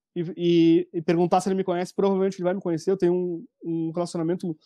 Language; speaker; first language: Portuguese; native; Portuguese